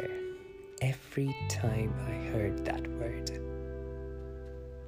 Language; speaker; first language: English; non-native, local second language; Hindi